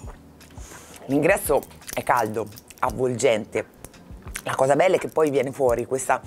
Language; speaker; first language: Italian; native; Italian